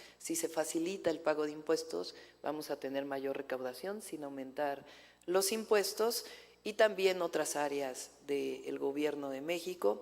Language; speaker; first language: Spanish; native; Spanish